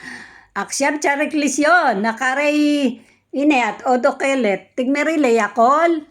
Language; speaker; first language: Hebrew; non-native, learner; Filipino